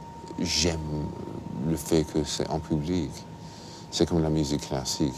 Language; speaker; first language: French; non-native, fluent; English